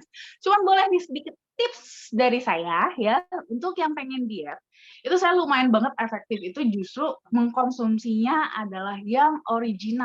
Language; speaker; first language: Indonesian; native; Indonesian